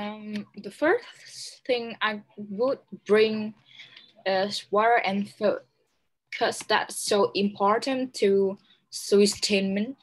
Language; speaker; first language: English; non-native, learner; Vietnamese